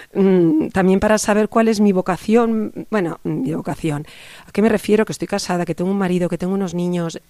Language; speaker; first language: Spanish; native; Spanish